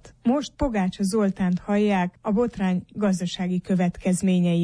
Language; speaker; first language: Hungarian; native; Hungarian